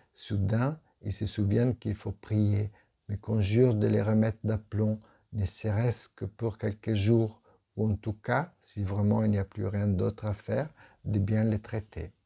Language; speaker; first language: French; non-native, fluent; Italian